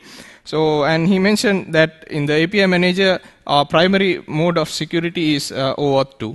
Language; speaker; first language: English; non-native, local second language; Sinhala